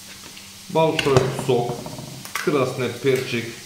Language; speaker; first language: Russian; non-native, learner; Turkish